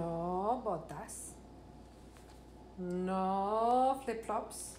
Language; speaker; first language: Spanish; non-native, fluent; English